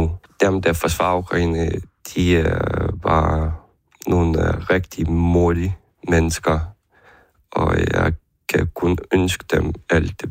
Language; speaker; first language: Danish; non-native, fluent; Ukrainian